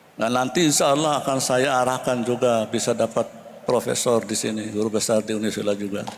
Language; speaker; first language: Indonesian; non-native, local second language; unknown